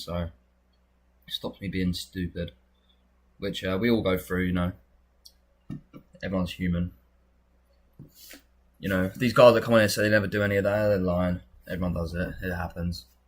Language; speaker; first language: English; native; English